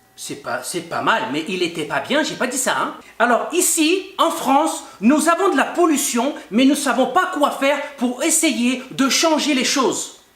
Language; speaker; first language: French; native; French